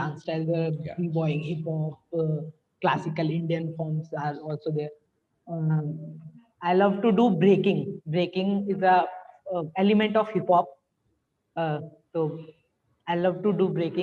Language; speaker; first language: English; non-native, local second language; Hindi